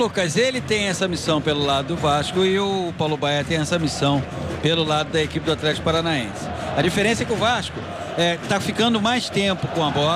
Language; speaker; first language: Portuguese; native; Portuguese